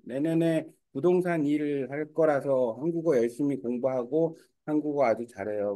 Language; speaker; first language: Korean; non-native, learner; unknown